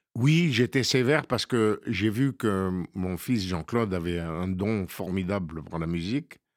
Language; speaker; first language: French; native; French